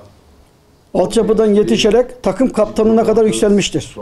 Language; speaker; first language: Turkish; native; Turkish